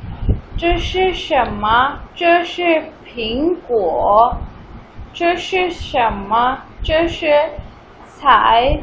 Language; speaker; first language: Chinese; non-native, fluent; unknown